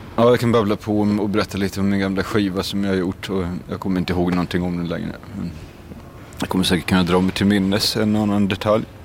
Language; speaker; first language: Swedish; native; Swedish